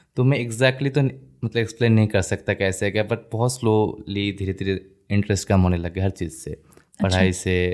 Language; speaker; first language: Hindi; non-native, local second language; Bangla